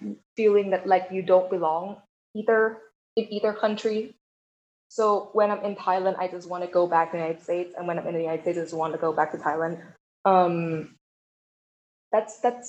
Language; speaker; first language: English; non-native, fluent; Thai